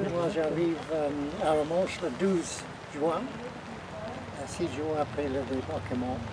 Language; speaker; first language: French; non-native, learner; English